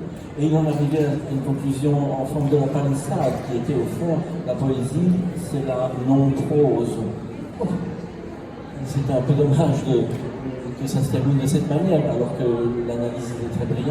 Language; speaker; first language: French; native; French